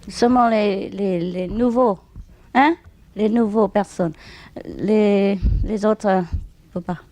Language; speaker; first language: French; non-native, learner; Chinese